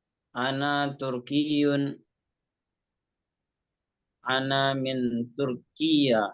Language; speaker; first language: Arabic; non-native, learner; Indonesian